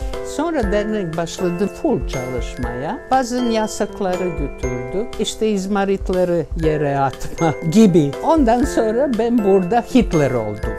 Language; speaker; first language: Turkish; non-native, fluent; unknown